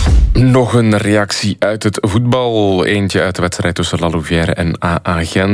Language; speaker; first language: Dutch; native; Dutch